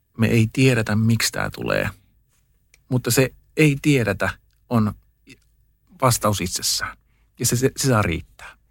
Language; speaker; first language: Finnish; early bilingual, heritage; Finnish